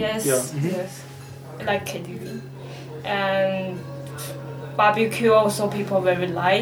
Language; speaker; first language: English; non-native, learner; Chinese